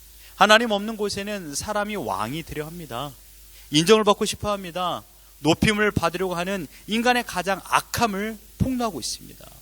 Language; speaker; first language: Korean; native; Korean